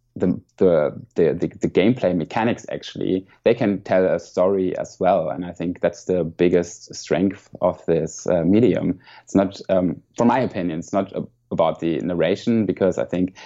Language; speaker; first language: English; non-native, fluent; German